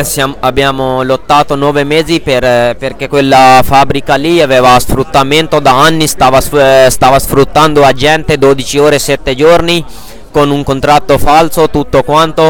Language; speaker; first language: Italian; non-native, learner; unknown